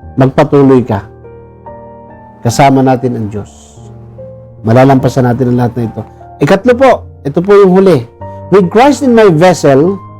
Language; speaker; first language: Filipino; native; Filipino